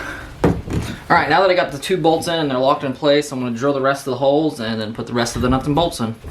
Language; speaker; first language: English; native; English